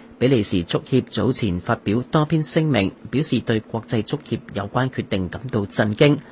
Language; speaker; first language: Chinese; non-native, local second language; Cantonese